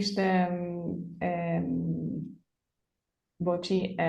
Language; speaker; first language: Hungarian; non-native, learner; Spanish